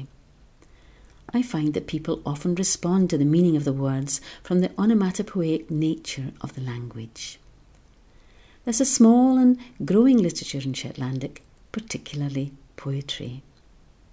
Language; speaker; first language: English; non-native, local second language; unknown